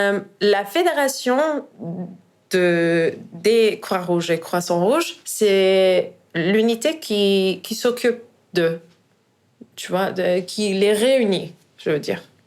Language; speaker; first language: French; non-native, fluent; Persian